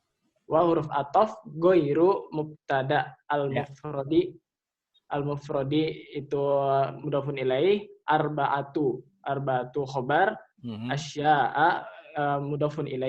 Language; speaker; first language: Arabic; non-native, learner; Indonesian